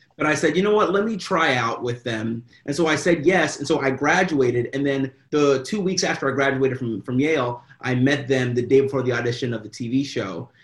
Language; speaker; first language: English; native; English